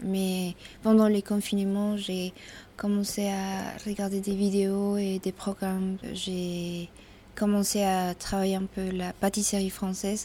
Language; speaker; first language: French; non-native, fluent; Spanish